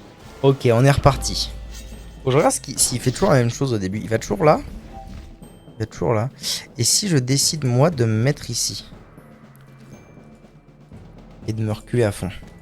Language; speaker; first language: French; native; French